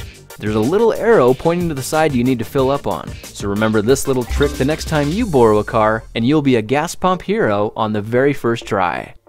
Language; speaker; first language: English; native; English